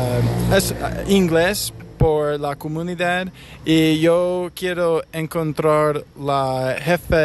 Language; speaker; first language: Spanish; non-native, learner; English